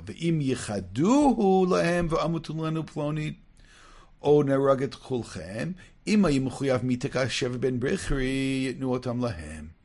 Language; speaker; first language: Hebrew; non-native, fluent; English